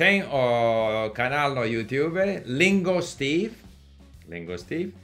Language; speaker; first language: Portuguese; non-native, learner; English